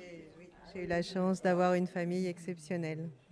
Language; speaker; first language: French; native; French